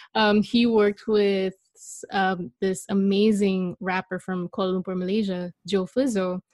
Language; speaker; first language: English; non-native, local second language; Malay